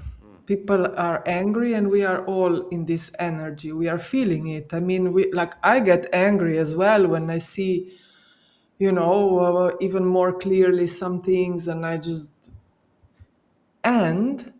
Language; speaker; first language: English; non-native, fluent; Slovenian